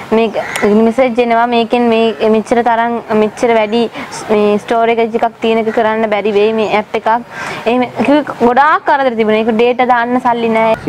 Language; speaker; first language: Sinhala; non-native, local second language; Tamil